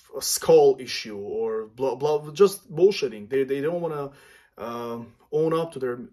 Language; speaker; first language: English; non-native, fluent; Armenian